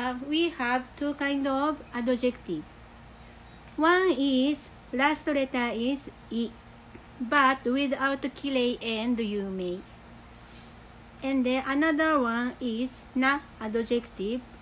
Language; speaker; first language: English; non-native, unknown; Japanese